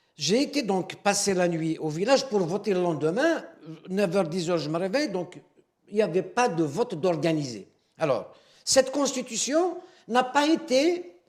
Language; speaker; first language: French; non-native, local second language; Kabyle